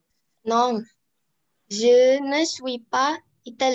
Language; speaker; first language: French; non-native, learner; Indonesian